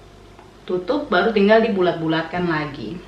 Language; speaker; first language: Indonesian; native; Indonesian